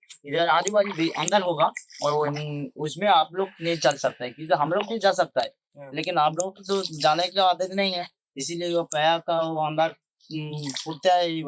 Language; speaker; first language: Hindi; non-native, local second language; Bangla